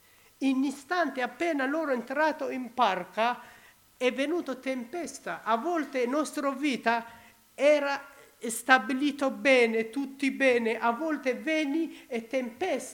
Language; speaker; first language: Italian; non-native, learner; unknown